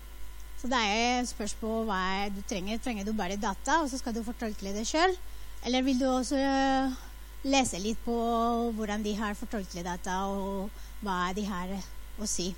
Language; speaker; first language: Norwegian; non-native, fluent; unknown